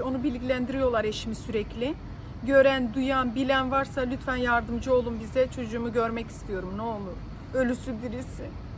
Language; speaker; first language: Turkish; native; Turkish